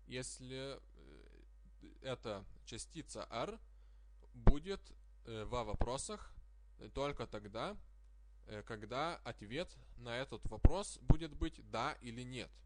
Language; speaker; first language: Russian; non-native, fluent; Lithuanian